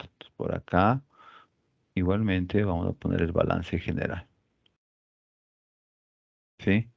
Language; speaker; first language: Spanish; native; Spanish